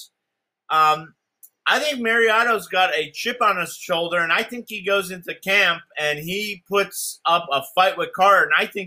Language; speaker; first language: English; native; English